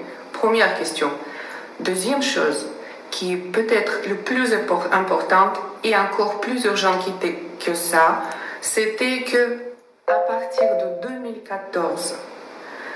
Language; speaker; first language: French; non-native, fluent; Russian